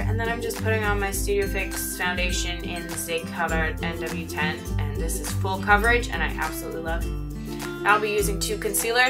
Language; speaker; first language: English; native; English